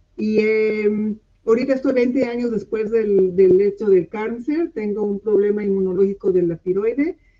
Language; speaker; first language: Spanish; non-native, local second language; English